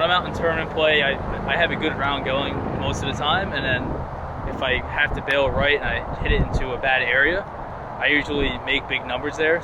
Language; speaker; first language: English; native; English